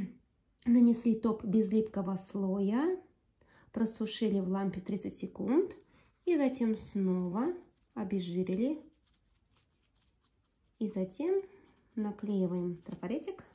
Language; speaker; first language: Russian; native; Russian